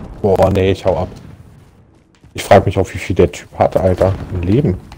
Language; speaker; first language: German; native; German